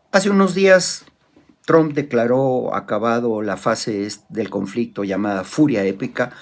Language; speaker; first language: Spanish; native; Spanish